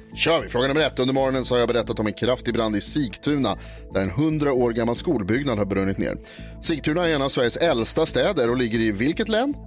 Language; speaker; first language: Swedish; native; Swedish